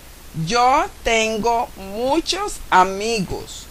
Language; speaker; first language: Spanish; non-native, fluent; English